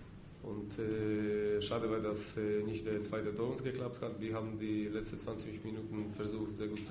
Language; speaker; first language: German; non-native, fluent; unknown